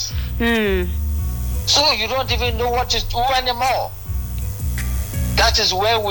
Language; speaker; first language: English; non-native, local second language; Yoruba